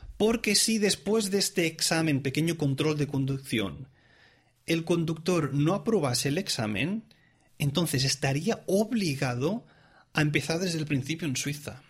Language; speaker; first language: Spanish; non-native, local second language; Catalan